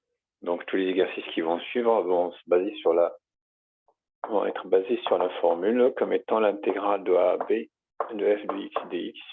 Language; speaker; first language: French; native; French